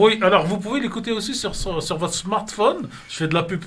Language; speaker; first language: French; native; French